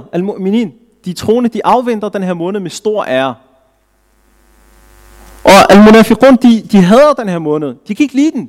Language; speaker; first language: Danish; early bilingual, other home language; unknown